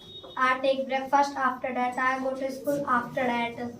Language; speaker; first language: English; non-native, learner; Hindi